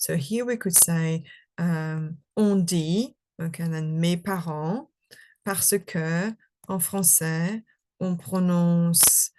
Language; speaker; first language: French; non-native, fluent; English